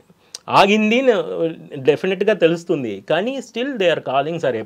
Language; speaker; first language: Telugu; non-native, local second language; Tamil